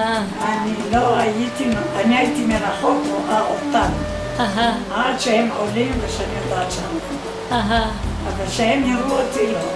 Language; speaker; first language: Hebrew; early bilingual, other home language; Spanish